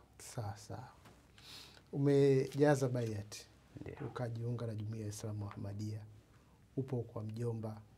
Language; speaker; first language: Swahili; native; Swahili